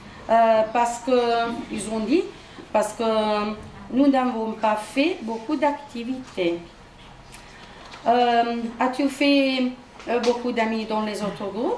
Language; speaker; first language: French; non-native, fluent; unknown